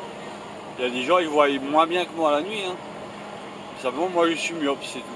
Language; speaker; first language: French; native; French